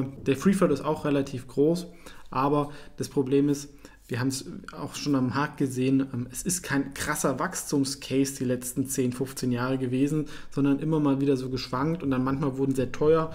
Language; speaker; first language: German; native; German